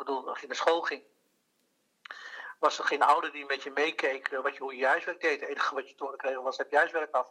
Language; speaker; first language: Dutch; early bilingual, other home language; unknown